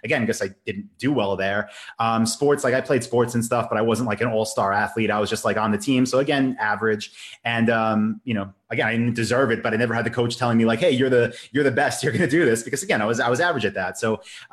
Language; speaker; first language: English; native; English